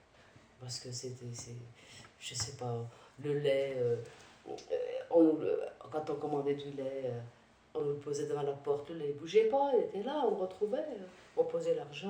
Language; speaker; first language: French; early bilingual, other home language; Arabic